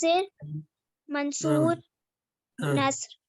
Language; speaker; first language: Arabic; non-native, learner; Urdu